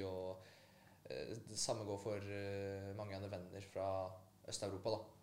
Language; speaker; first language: Norwegian; early bilingual, other home language; Polish